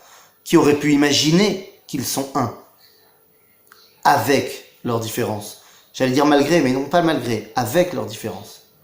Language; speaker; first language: French; native; French